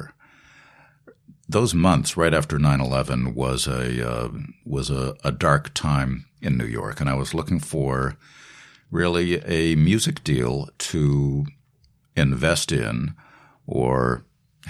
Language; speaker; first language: English; native; English